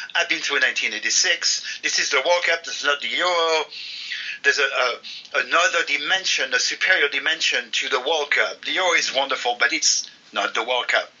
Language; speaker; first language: English; non-native, fluent; French